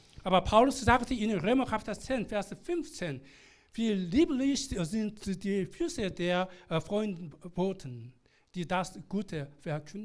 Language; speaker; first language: German; non-native, learner; Korean